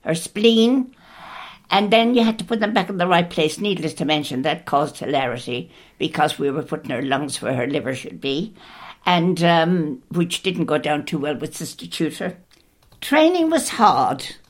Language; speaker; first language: English; native; English